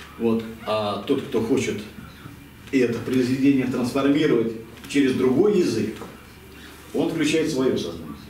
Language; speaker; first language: Russian; native; Russian